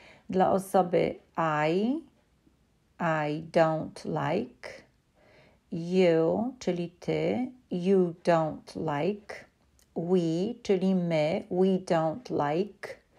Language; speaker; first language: English; non-native, fluent; Polish